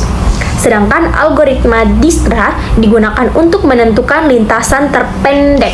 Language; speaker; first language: Indonesian; native; Indonesian